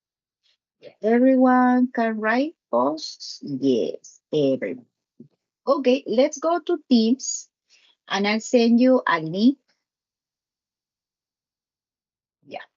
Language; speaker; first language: English; non-native, learner; Spanish